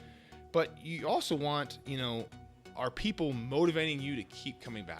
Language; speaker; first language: English; native; English